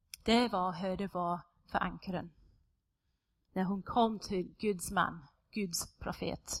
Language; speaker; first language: Swedish; non-native, fluent; English